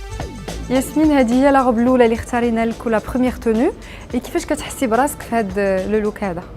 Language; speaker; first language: Arabic; native; Arabic